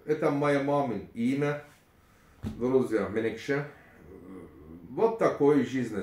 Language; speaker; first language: Russian; non-native, learner; Turkish